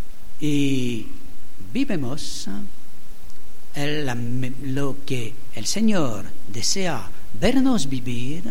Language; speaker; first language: Spanish; non-native, learner; German